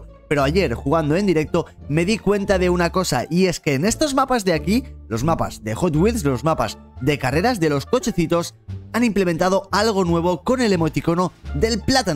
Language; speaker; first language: Spanish; native; Spanish